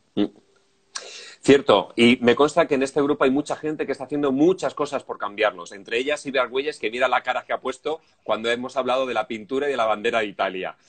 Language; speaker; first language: Spanish; native; Spanish